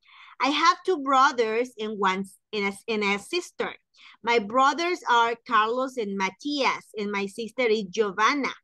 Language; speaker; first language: English; non-native, fluent; Spanish